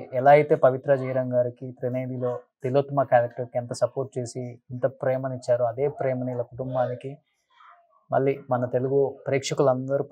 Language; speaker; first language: Telugu; native; Telugu